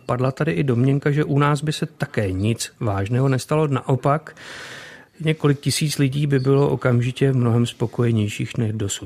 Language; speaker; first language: Czech; native; Czech